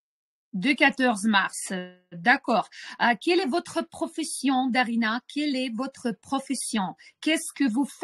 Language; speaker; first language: French; non-native, fluent; Ukrainian